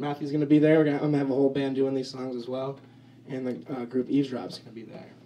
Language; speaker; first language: English; native; English